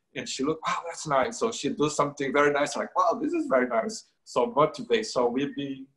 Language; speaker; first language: English; non-native, fluent; Portuguese